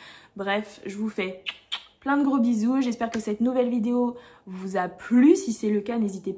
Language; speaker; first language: French; native; French